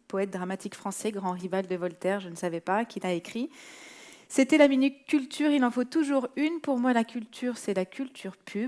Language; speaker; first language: French; native; French